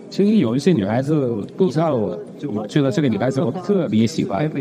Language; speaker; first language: Chinese; non-native, fluent; Russian